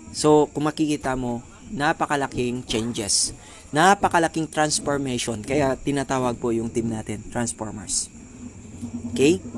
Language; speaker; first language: Filipino; non-native, local second language; Cebuano